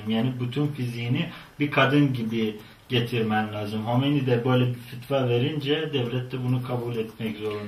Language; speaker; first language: Turkish; non-native, fluent; Persian